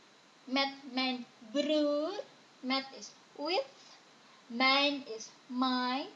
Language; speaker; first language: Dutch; non-native, fluent; Indonesian